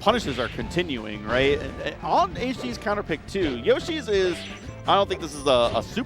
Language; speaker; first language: English; native; English